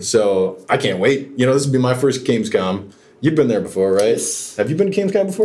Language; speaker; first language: English; native; English